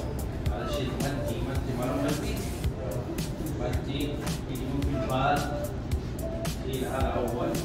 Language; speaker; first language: Arabic; non-native, learner; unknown